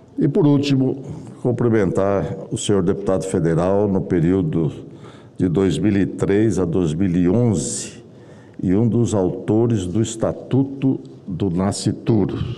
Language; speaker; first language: Portuguese; native; Portuguese